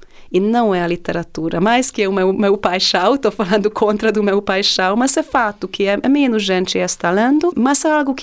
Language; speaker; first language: Portuguese; non-native, fluent; Hungarian